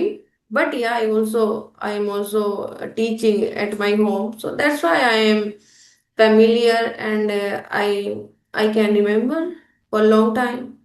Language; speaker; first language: English; non-native, local second language; Hindi